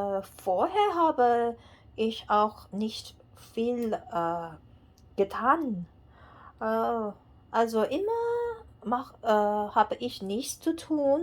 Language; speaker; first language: German; non-native, learner; English